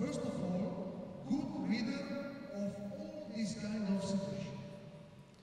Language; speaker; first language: English; non-native, learner; Italian